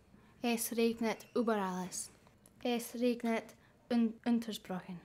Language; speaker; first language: German; non-native, learner; English